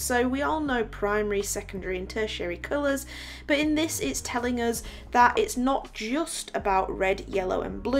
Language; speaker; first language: English; native; English